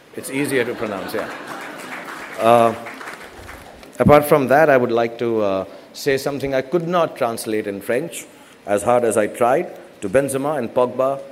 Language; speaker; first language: English; non-native, local second language; Hindi